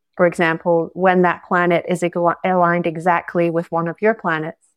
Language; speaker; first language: English; native; English